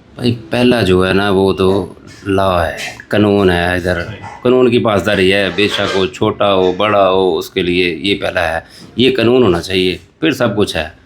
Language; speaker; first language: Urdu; non-native, local second language; Punjabi